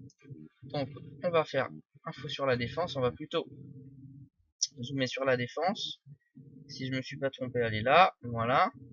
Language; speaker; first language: French; native; French